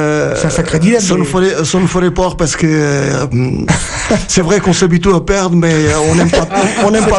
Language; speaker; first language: French; non-native, fluent; Portuguese